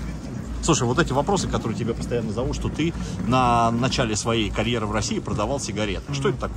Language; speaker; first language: Russian; native; Russian